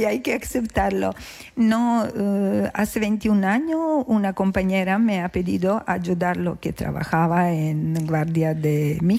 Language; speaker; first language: Spanish; non-native, fluent; Serbian